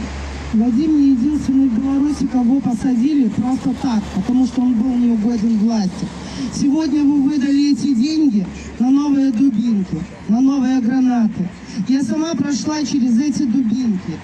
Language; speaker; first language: Russian; native; Russian